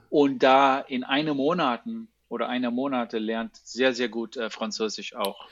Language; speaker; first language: German; non-native, learner; English